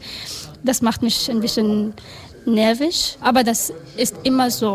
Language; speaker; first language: German; non-native, learner; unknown